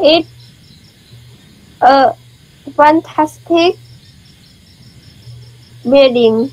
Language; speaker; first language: English; non-native, learner; Khmer